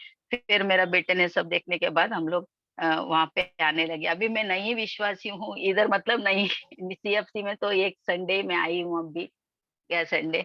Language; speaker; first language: Hindi; non-native, local second language; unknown